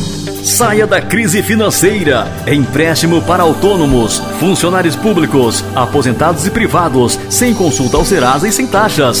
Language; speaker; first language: Portuguese; native; Portuguese